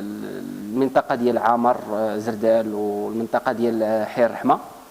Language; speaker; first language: Arabic; native; Arabic